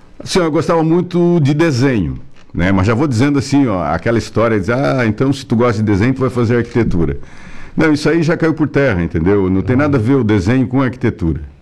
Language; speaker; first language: Portuguese; native; Portuguese